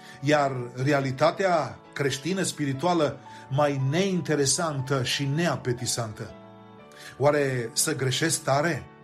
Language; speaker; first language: Romanian; native; Romanian